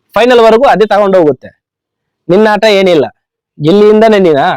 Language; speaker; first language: Kannada; non-native, local second language; Tulu